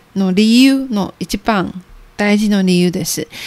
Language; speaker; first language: Japanese; non-native, fluent; Chinese